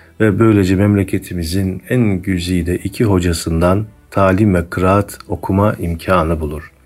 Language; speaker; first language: Turkish; native; Turkish